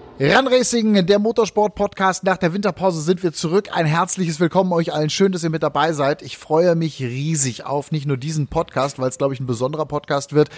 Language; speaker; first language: German; native; German